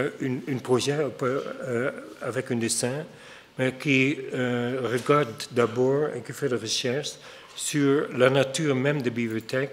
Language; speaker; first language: French; non-native, fluent; Dutch